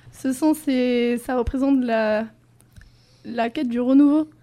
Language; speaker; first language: French; non-native, fluent; Spanish